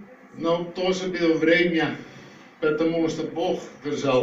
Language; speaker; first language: Russian; non-native, learner; Dutch